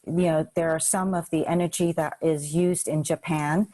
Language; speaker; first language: English; non-native, local second language; Cantonese